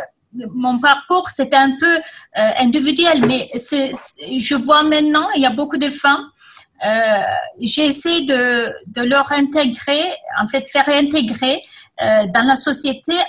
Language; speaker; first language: French; non-native, fluent; Kurdish